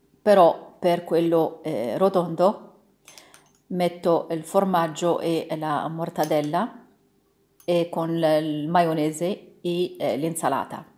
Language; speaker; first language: Italian; non-native, learner; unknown